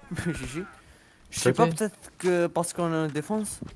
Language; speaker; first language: French; non-native, local second language; Arabic